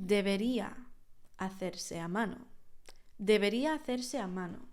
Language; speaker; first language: Spanish; non-native, fluent; English